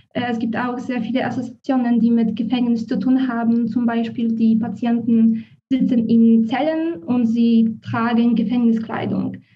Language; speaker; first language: German; non-native, fluent; Polish